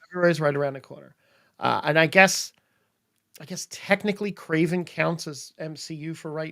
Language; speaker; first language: English; native; English